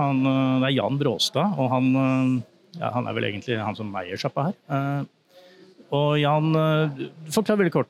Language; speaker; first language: Norwegian; native; Norwegian